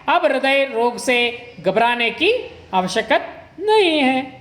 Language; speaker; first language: Hindi; non-native, local second language; Kannada